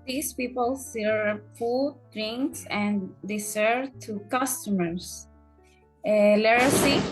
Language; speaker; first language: English; non-native, learner; Spanish